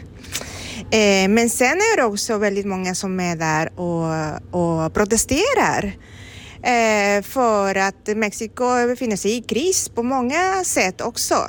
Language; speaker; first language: Swedish; non-native, fluent; Spanish